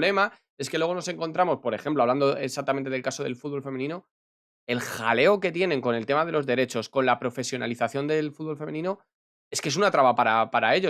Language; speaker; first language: Spanish; native; Spanish